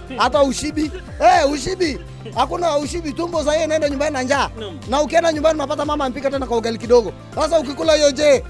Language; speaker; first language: Swahili; non-native, local second language; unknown